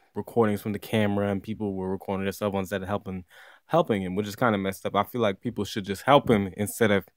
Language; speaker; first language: English; native; English